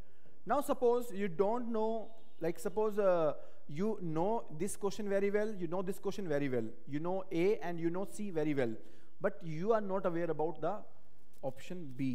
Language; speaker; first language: English; non-native, local second language; Hindi